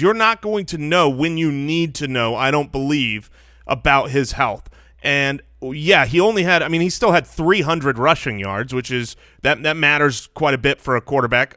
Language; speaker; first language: English; native; English